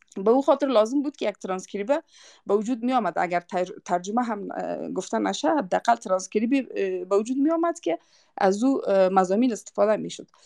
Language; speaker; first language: Persian; non-native, local second language; Uzbek